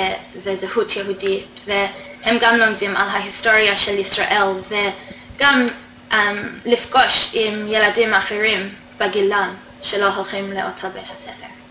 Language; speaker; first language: Hebrew; non-native, fluent; English